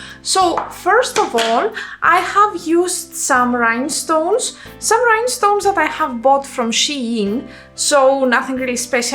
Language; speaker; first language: English; non-native, fluent; Greek